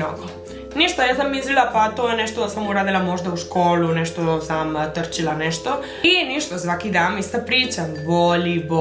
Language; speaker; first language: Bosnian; early bilingual, heritage; Spanish